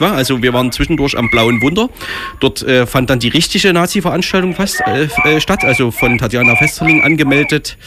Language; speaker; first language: German; native; German